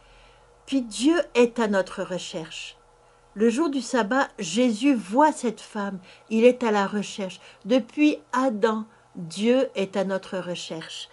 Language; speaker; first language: French; native; French